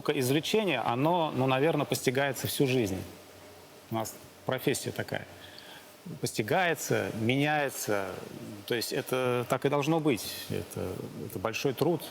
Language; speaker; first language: Russian; native; Russian